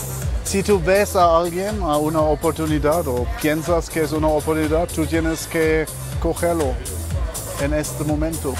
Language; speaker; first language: Spanish; non-native, learner; German